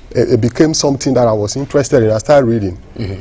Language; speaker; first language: English; non-native, local second language; Ewe